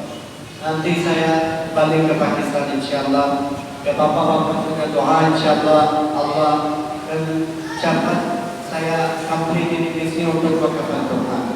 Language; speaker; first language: Indonesian; non-native, learner; Urdu